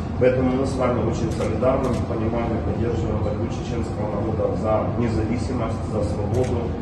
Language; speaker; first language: Russian; non-native, local second language; Ukrainian